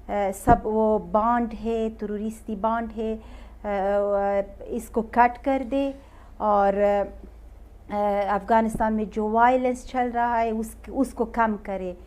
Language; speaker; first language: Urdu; non-native, fluent; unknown